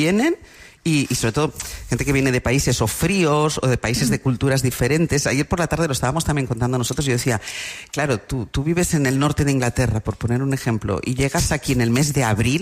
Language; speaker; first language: Spanish; native; Spanish